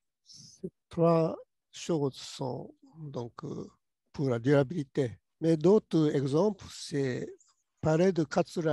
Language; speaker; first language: French; non-native, learner; Japanese